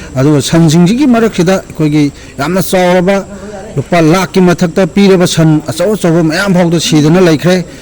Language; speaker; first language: Manipuri; native; Manipuri